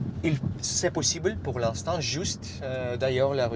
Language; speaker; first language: French; non-native, fluent; Russian